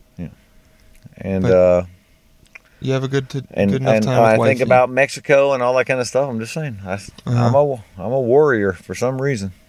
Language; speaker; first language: English; native; English